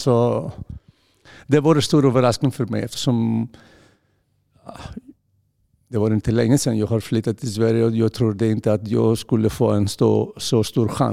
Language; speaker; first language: Swedish; non-native, fluent; Greek